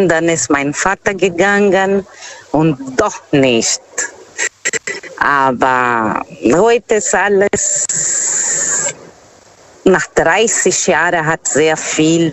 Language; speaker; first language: German; non-native, fluent; Portuguese